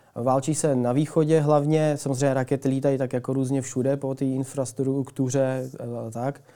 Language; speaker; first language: Czech; early bilingual, other home language; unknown